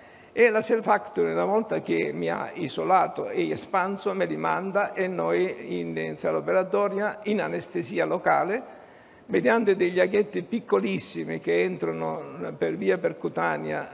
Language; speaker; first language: Italian; native; Italian